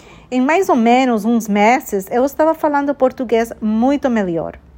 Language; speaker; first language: Portuguese; non-native, fluent; English